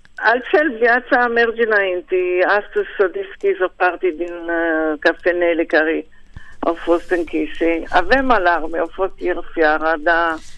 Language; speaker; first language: Romanian; early bilingual, heritage; Hebrew